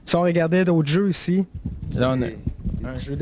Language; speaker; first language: French; native; French